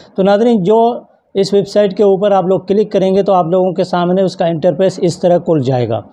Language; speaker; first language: Urdu; native; Urdu